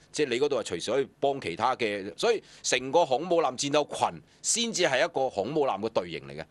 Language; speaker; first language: Cantonese; early bilingual, other home language; Wu Chinese